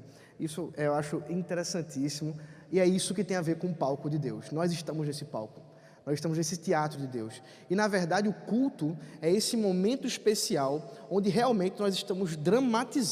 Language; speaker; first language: Portuguese; native; Portuguese